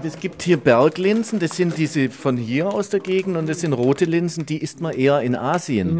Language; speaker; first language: German; native; German